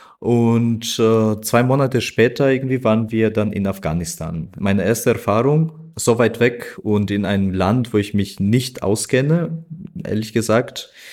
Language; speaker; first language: German; non-native, fluent; Albanian